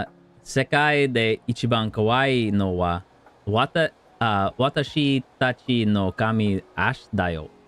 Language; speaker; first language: Japanese; non-native, learner; English